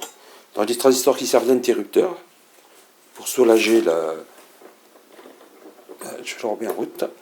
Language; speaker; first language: French; native; French